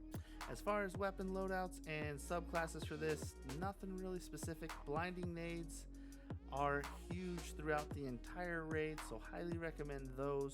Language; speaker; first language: English; native; English